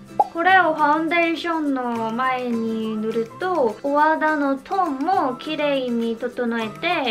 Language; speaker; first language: Japanese; non-native, fluent; Korean